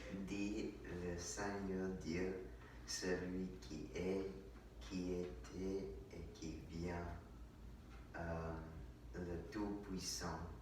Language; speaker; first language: French; non-native, learner; English